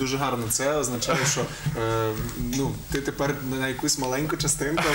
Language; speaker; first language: Ukrainian; native; Ukrainian